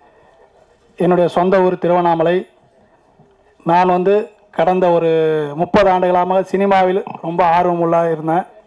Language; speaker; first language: Tamil; native; Tamil